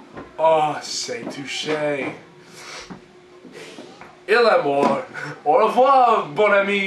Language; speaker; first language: French; non-native, learner; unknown